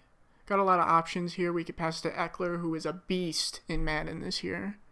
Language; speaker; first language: English; native; English